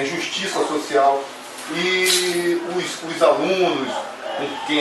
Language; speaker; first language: Portuguese; native; Portuguese